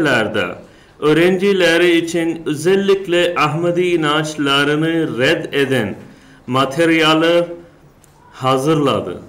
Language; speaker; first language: Turkish; non-native, learner; Urdu